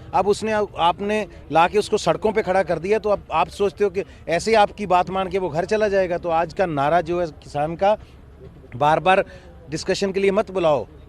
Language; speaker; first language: Hindi; non-native, local second language; Punjabi